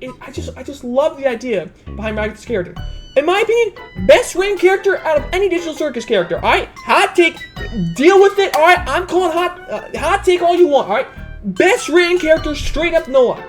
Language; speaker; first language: English; native; English